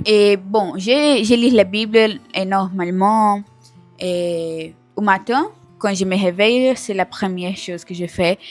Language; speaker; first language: French; non-native, learner; Portuguese